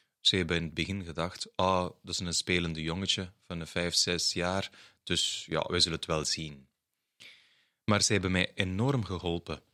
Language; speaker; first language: Dutch; non-native, fluent; Tamil